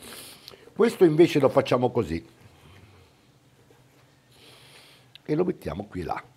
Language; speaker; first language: Italian; native; Italian